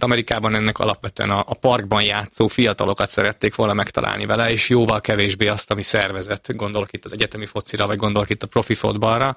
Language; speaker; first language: Hungarian; native; Hungarian